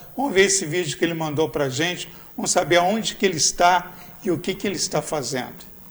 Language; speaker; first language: Portuguese; native; Portuguese